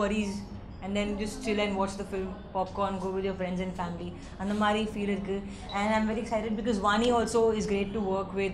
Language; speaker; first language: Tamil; non-native, learner; Hindi